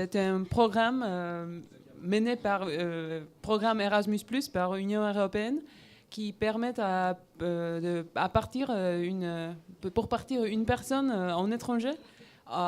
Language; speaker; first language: French; non-native, learner; Polish